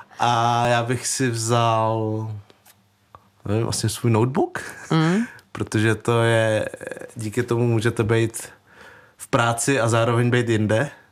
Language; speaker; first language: Czech; early bilingual, other home language; Vietnamese